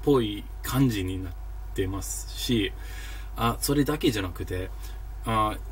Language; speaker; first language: Japanese; non-native, learner; English